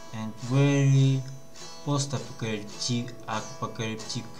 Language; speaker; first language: English; non-native, learner; Russian